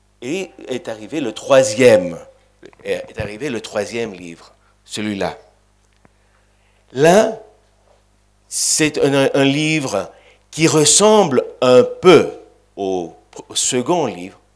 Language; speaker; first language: French; non-native, fluent; Greek